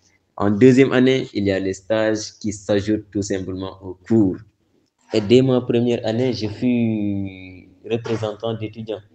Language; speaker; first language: French; non-native, local second language; Wolof